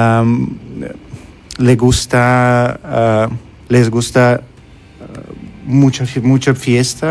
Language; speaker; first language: Spanish; non-native, learner; Russian